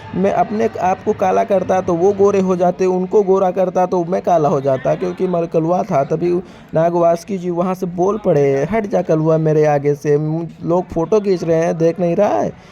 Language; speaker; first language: Hindi; native; Hindi